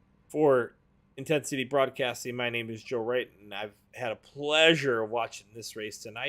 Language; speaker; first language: English; native; English